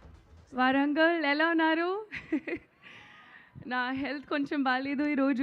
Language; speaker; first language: Telugu; non-native, learner; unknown